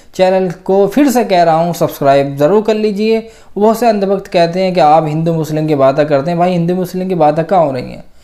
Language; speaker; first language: Hindi; native; Hindi